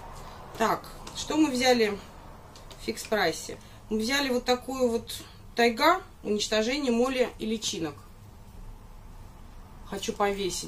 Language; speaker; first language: Russian; native; Russian